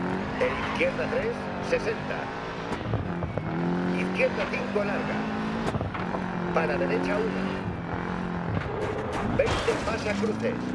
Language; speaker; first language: Spanish; native; Spanish